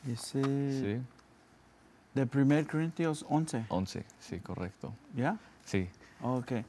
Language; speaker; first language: Spanish; early bilingual, heritage; Spanish